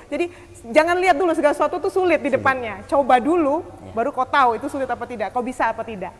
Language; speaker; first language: Indonesian; native; Indonesian